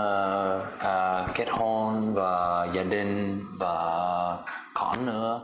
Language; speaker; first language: Vietnamese; non-native, fluent; Swedish